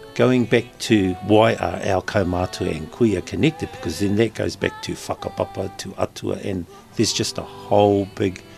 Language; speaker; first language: English; native; English